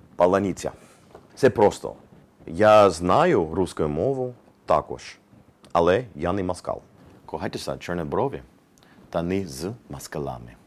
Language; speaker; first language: Ukrainian; non-native, learner; English